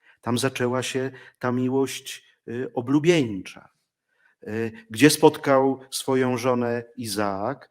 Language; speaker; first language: Polish; native; Polish